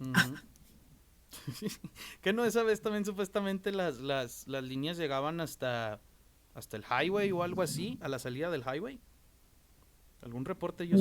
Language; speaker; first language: Spanish; native; Spanish